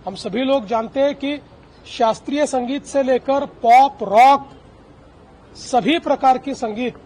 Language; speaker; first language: Hindi; non-native, local second language; Marathi